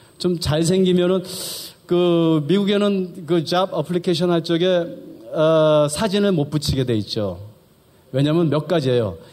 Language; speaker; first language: Korean; early bilingual, heritage; Korean